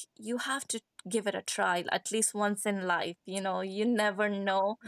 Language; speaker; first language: English; non-native, fluent; Persian